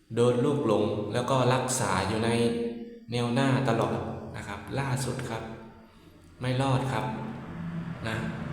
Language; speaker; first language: Thai; native; Thai